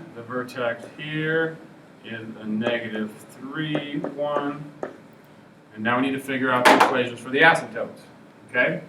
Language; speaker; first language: English; native; English